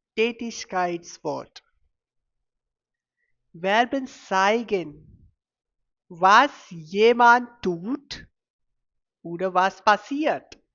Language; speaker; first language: German; non-native, fluent; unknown